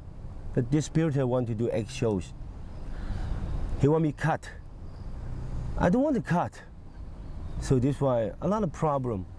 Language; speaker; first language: English; non-native, fluent; Cantonese